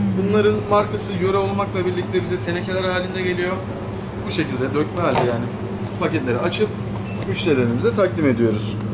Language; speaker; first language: Turkish; native; Turkish